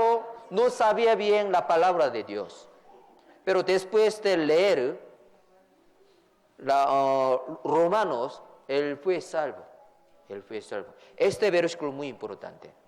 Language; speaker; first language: Spanish; non-native, fluent; Korean